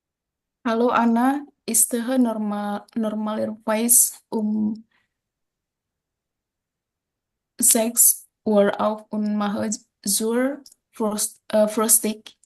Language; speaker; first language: German; non-native, learner; Indonesian